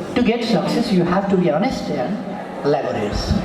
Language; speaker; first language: English; non-native, local second language; Nepali